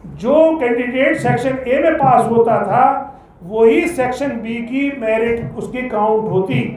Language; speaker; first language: Hindi; native; Hindi